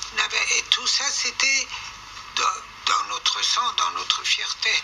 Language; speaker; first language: French; non-native, fluent; Persian